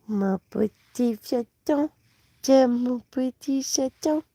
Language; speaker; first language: French; non-native, learner; English